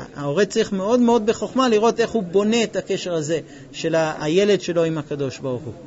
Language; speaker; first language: Hebrew; non-native, fluent; English